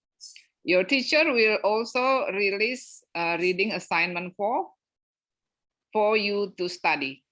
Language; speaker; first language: English; non-native, learner; Indonesian